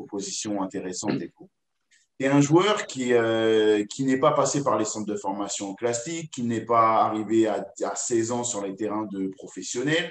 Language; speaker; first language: French; native; French